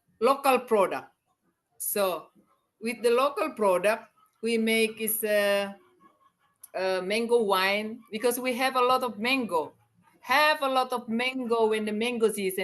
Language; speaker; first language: English; non-native, learner; Indonesian